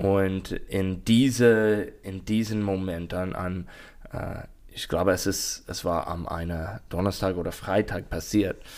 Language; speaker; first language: German; non-native, learner; English